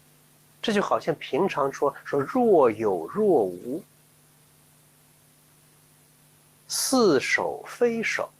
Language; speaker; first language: Chinese; native; Chinese